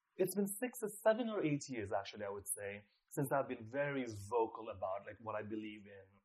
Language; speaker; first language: English; non-native, local second language; Nepali